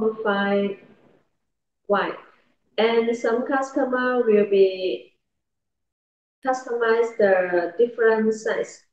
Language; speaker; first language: English; non-native, learner; Chinese